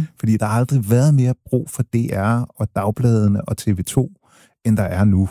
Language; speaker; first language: Danish; early bilingual, other home language; English